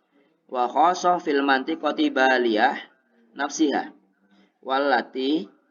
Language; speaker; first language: Arabic; non-native, learner; Indonesian